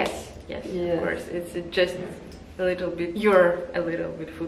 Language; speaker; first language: English; non-native, learner; Russian